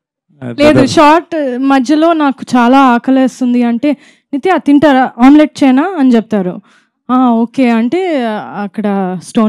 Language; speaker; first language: Telugu; non-native, local second language; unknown